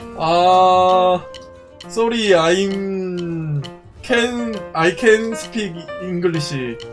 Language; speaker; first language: English; non-native, learner; Korean